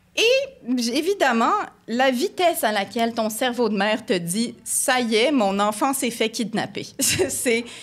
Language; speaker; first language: French; native; French